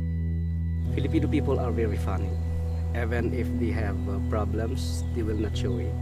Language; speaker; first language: English; non-native, local second language; Filipino